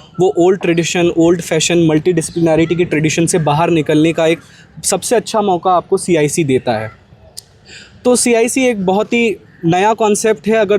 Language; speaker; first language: Hindi; native; Hindi